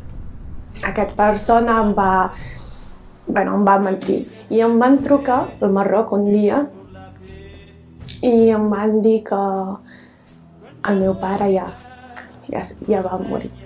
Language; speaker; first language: Catalan; non-native, fluent; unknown